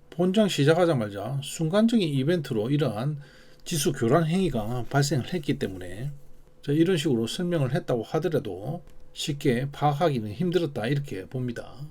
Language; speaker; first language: Korean; native; Korean